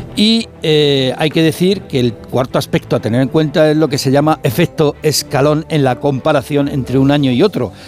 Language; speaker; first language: Spanish; non-native, fluent; Arabic